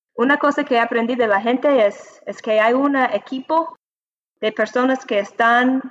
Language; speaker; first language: Spanish; non-native, learner; English